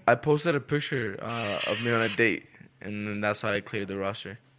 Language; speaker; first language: English; early bilingual, other home language; Spanish